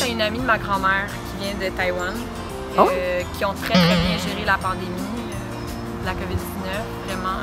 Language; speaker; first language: French; native; French